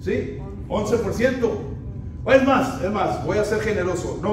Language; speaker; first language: Spanish; native; Spanish